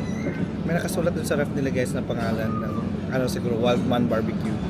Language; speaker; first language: Filipino; native; Filipino